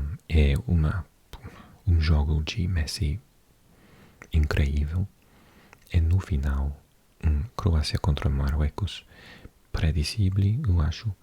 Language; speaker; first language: Portuguese; non-native, learner; English